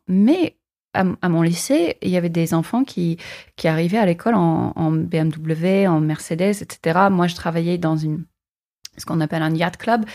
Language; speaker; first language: French; non-native, fluent; English